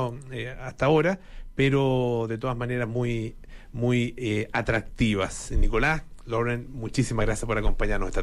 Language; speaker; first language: Spanish; native; Spanish